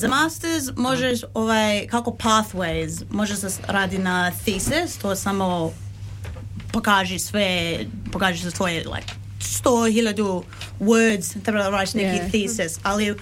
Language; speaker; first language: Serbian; early bilingual, heritage; Serbian